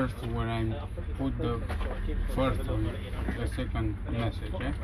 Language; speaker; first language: English; non-native, learner; Romanian